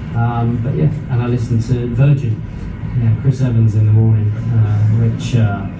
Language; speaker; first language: English; native; English